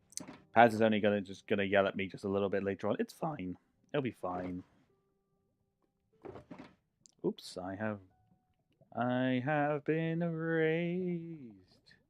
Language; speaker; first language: English; native; English